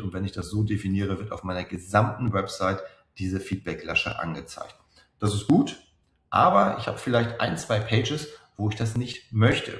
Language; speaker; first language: German; native; German